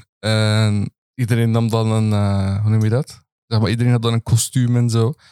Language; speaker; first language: Dutch; early bilingual, other home language; Arabic